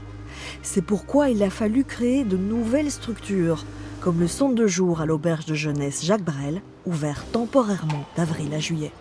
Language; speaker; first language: French; native; French